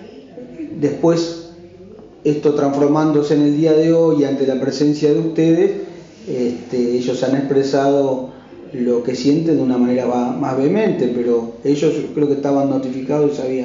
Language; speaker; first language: Spanish; native; Spanish